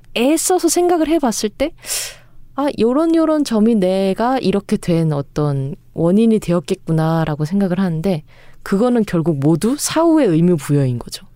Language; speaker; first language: Korean; native; Korean